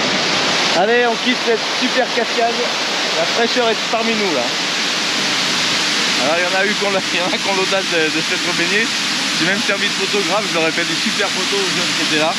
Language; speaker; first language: French; native; French